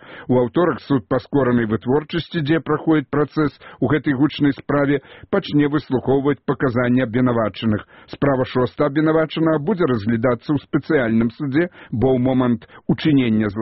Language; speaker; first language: Belarusian; native; Belarusian